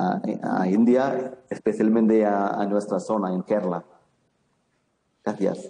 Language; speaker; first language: Spanish; non-native, fluent; Malayalam